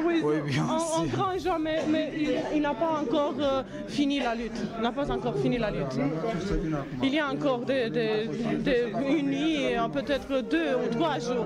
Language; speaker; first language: French; non-native, learner; Romanian